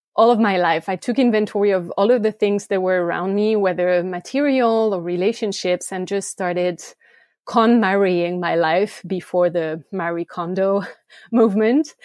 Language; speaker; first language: English; non-native, fluent; French